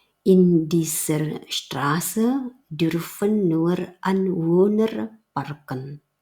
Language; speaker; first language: German; non-native, fluent; Indonesian